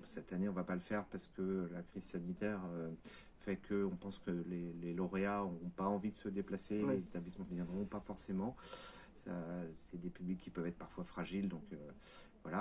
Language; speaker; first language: French; native; French